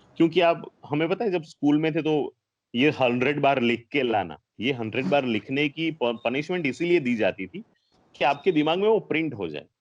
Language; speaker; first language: Hindi; non-native, local second language; Gujarati